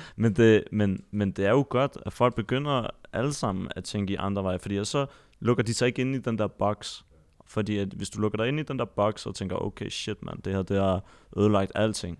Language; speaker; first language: Danish; early bilingual, other home language; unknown